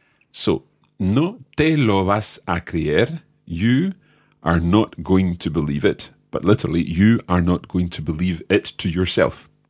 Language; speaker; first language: English; native; English